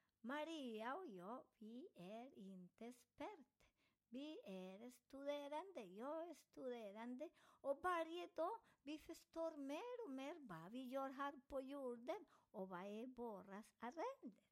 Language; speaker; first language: Swedish; non-native, learner; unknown